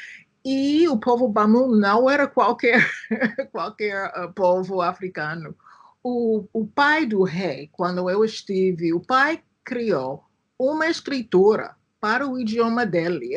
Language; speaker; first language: Portuguese; non-native, fluent; English